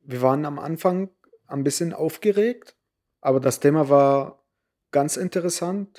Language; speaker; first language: German; non-native, learner; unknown